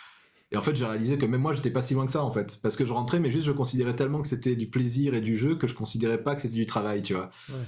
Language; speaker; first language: French; native; French